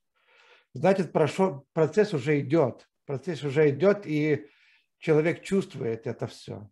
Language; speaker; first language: Russian; non-native, fluent; Lithuanian